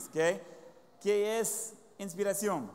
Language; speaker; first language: Spanish; non-native, fluent; English